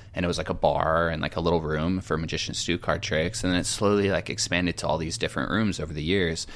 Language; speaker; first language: English; native; English